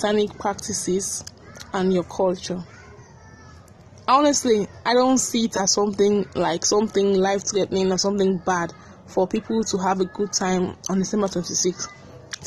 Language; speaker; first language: English; non-native, local second language; Krio